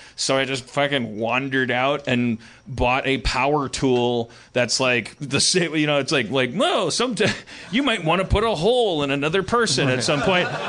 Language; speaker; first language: English; native; English